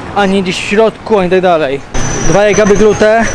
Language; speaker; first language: Polish; native; Polish